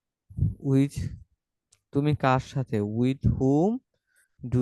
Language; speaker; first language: English; non-native, fluent; Bangla